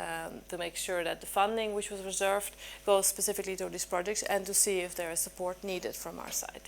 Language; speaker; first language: English; non-native, fluent; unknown